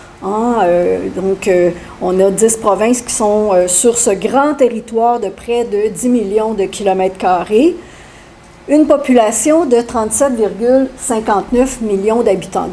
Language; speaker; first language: French; native; French